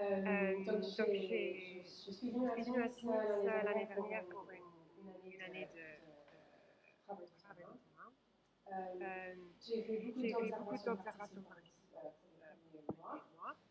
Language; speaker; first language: French; non-native, fluent; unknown